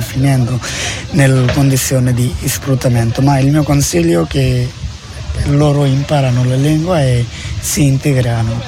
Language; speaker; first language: Italian; non-native, learner; Bangla